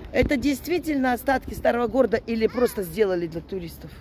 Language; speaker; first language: Russian; native; Russian